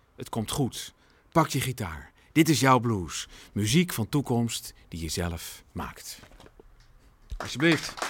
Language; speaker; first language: Dutch; native; Dutch